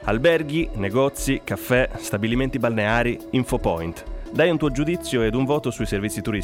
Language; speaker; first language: Italian; native; Italian